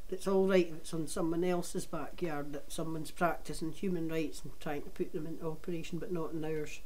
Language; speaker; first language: English; native; English